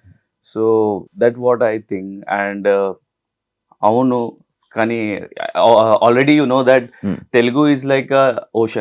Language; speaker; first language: Telugu; non-native, learner; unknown